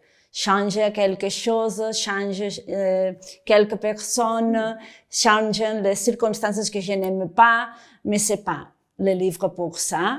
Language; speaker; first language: French; non-native, fluent; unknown